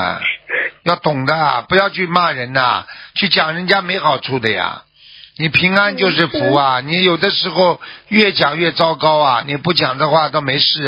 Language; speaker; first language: Chinese; native; Chinese